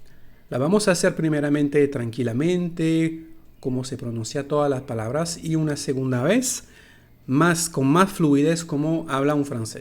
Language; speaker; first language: Spanish; non-native, fluent; French